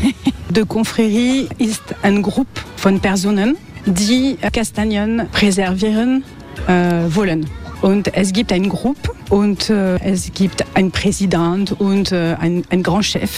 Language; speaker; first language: German; non-native, learner; French